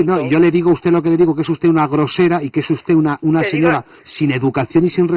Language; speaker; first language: Spanish; native; Spanish